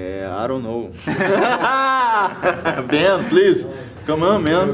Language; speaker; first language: English; non-native, learner; Portuguese